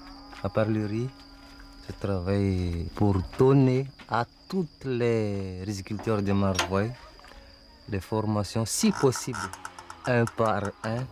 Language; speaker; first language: French; non-native, local second language; Malagasy